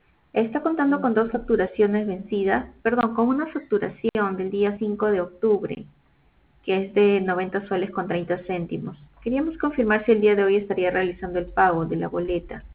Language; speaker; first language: Spanish; native; Spanish